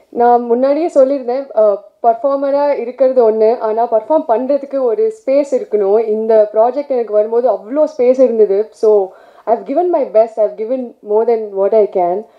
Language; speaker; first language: Tamil; non-native, local second language; Telugu